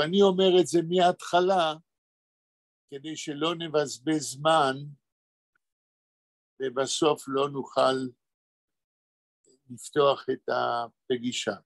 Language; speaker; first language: Hebrew; non-native, fluent; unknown